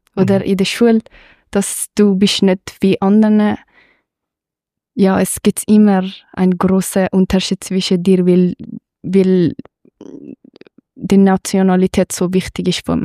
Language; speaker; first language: German; non-native, fluent; Persian